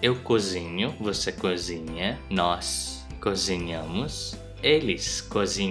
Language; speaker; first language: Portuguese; non-native, learner; Filipino